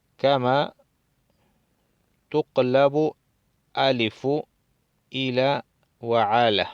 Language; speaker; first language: Arabic; non-native, fluent; Spanish